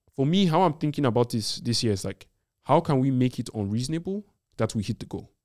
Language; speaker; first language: English; non-native, local second language; Yoruba